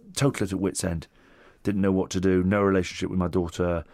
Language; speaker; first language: English; native; English